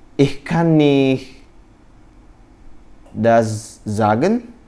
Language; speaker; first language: German; non-native, learner; Indonesian